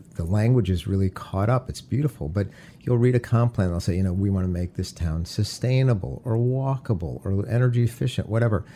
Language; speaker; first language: English; native; English